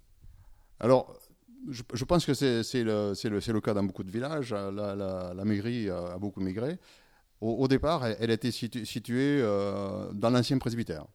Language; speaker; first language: French; native; French